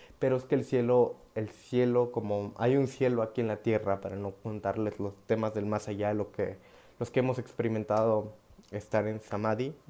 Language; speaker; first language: Spanish; native; Spanish